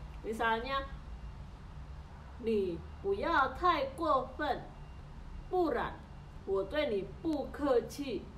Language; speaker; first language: Chinese; non-native, fluent; Indonesian